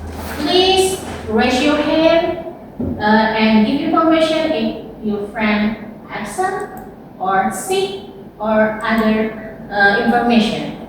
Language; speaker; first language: English; non-native, fluent; Indonesian